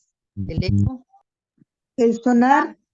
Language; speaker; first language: Spanish; native; Spanish